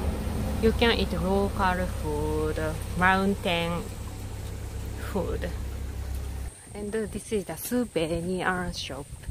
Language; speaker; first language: English; non-native, learner; Japanese